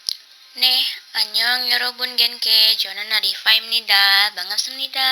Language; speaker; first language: Korean; non-native, learner; Indonesian